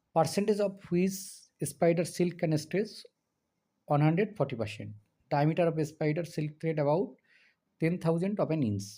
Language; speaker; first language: English; non-native, local second language; Bangla